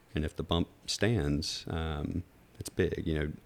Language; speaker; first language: English; native; English